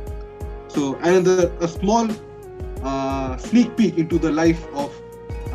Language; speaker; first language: English; non-native, local second language; Bangla